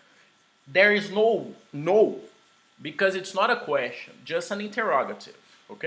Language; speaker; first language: English; non-native, fluent; Portuguese